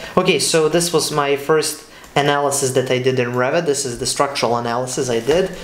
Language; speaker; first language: English; non-native, fluent; Serbian